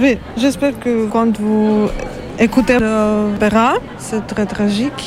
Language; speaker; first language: French; non-native, learner; Ukrainian